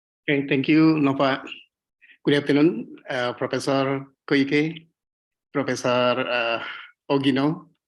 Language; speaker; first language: English; non-native, learner; Indonesian